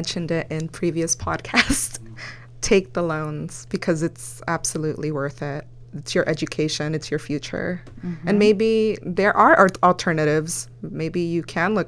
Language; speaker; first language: English; early bilingual, other home language; Spanish